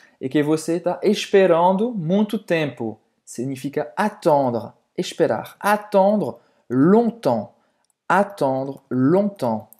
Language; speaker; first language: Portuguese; non-native, fluent; French